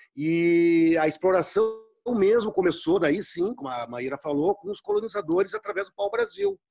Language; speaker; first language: Portuguese; native; Portuguese